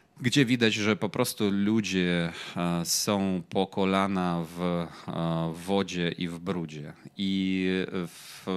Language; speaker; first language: Polish; non-native, fluent; Ukrainian